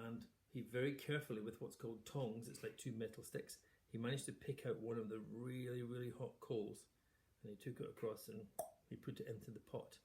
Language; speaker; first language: English; native; English